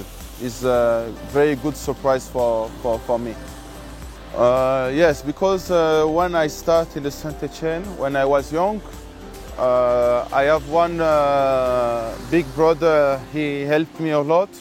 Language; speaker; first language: English; non-native, learner; French